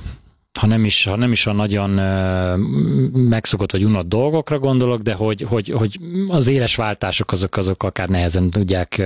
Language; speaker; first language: Hungarian; native; Hungarian